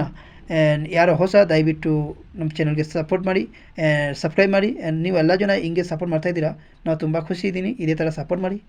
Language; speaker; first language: Kannada; non-native, local second language; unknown